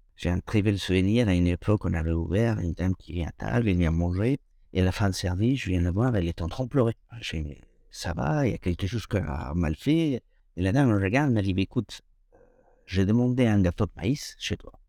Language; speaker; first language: French; non-native, fluent; Spanish